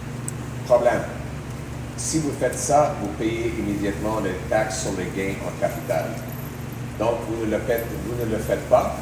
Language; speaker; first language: French; non-native, local second language; English